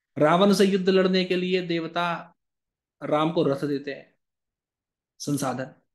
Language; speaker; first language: Hindi; native; Hindi